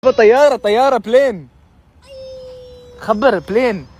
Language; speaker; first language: Arabic; native; Arabic